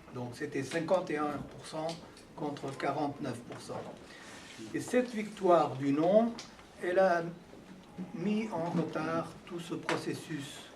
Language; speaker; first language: French; non-native, fluent; Portuguese